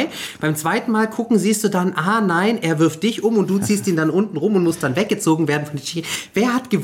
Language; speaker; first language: German; native; German